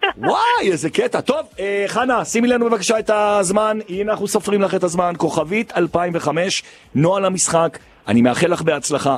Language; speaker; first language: Hebrew; native; Hebrew